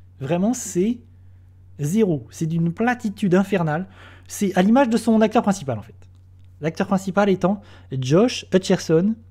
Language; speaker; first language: French; native; French